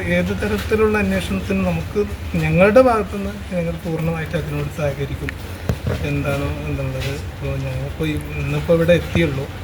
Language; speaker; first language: Malayalam; native; Malayalam